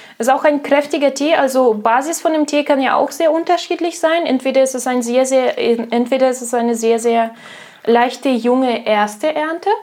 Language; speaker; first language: German; non-native, fluent; Russian